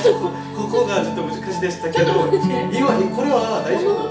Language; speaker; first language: Japanese; non-native, learner; Korean